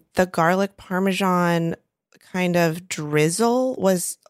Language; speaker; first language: English; native; English